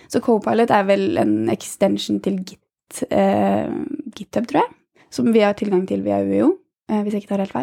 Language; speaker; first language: Norwegian; native; Norwegian